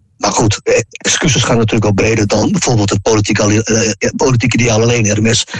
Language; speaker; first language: Dutch; native; Dutch